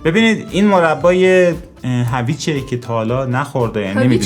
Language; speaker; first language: Persian; native; Persian